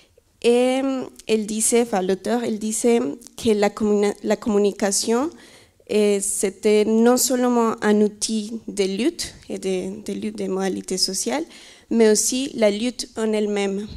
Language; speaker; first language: French; non-native, fluent; Spanish